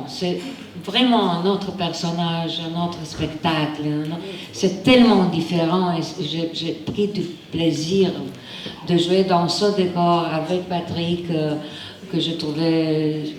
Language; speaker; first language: French; non-native, fluent; Romanian